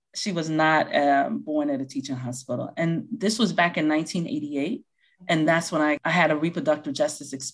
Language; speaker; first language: English; native; English